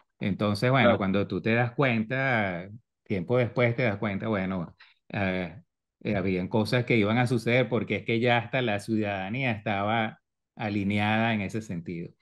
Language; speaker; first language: Spanish; native; Spanish